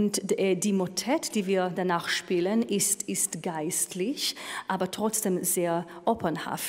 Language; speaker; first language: German; non-native, fluent; Hebrew